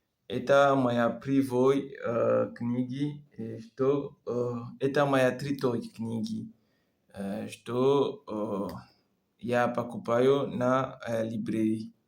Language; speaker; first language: Russian; non-native, learner; French